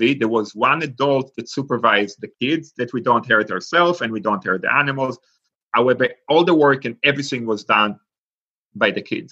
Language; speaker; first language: English; non-native, fluent; Hebrew